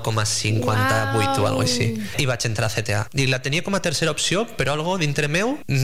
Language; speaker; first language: Catalan; native; Catalan